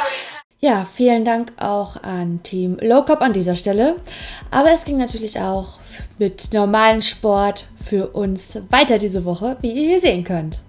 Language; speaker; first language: German; native; German